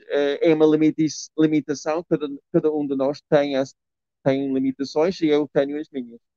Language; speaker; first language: Portuguese; non-native, fluent; English